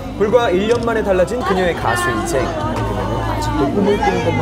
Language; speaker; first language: Korean; native; Korean